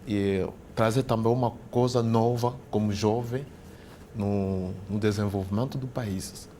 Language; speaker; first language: Portuguese; non-native, fluent; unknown